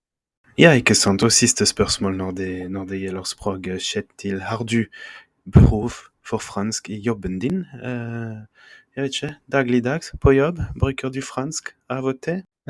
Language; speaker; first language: Norwegian; non-native, fluent; French